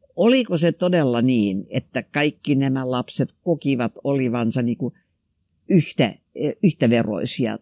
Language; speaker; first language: Finnish; non-native, local second language; Swedish